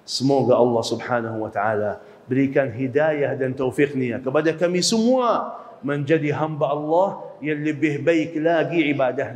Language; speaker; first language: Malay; non-native, fluent; Arabic